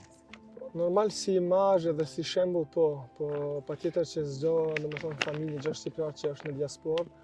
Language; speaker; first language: Albanian; early bilingual, heritage; Albanian